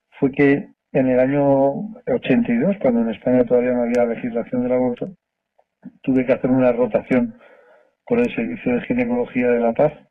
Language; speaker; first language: Spanish; native; Spanish